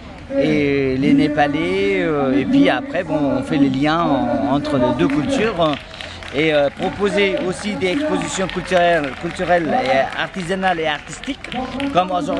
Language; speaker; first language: French; non-native, fluent; Nepali